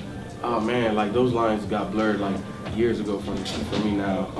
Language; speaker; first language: English; native; English